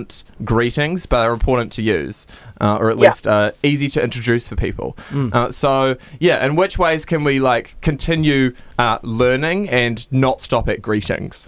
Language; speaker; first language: English; native; English